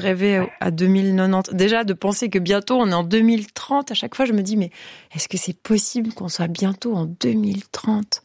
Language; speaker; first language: French; native; French